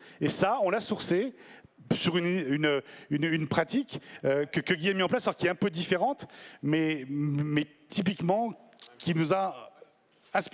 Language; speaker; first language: French; native; French